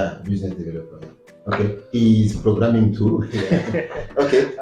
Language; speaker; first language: English; non-native, fluent; French